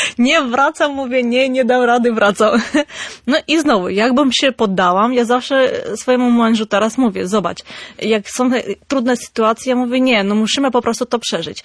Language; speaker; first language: Polish; non-native, fluent; Armenian